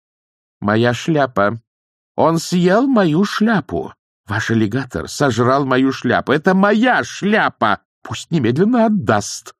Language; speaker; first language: Russian; native; Russian